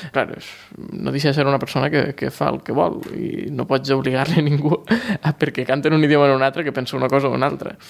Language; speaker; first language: Catalan; native; Catalan